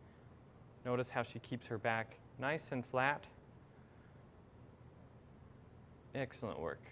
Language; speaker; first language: English; native; English